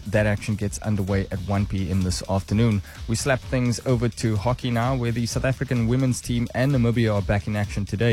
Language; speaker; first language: English; native; English